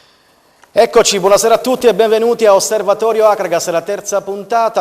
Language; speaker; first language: Italian; native; Italian